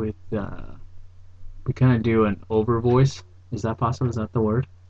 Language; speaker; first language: English; early bilingual, other home language; Spanish